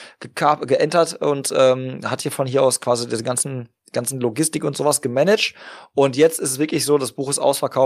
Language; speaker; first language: German; native; German